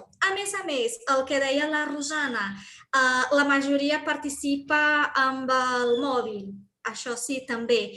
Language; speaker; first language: Catalan; non-native, fluent; Portuguese